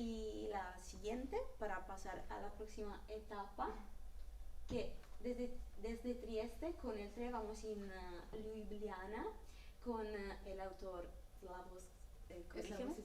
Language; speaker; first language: Spanish; non-native, fluent; Italian